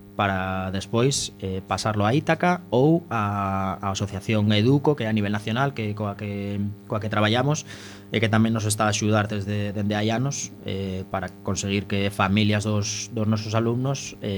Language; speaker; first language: Galician; non-native, local second language; Spanish